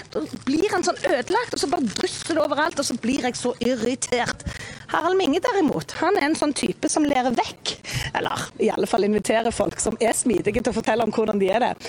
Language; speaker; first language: Norwegian; native; Norwegian